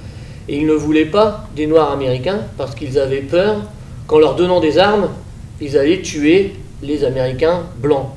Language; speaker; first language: French; native; French